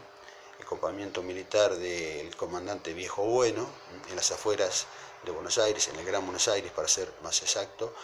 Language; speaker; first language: Spanish; native; Spanish